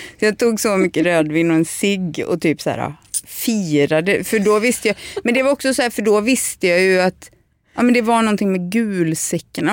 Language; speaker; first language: Swedish; native; Swedish